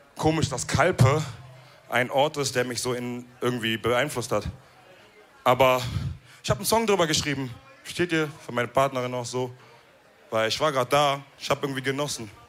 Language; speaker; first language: German; early bilingual, other home language; Wolof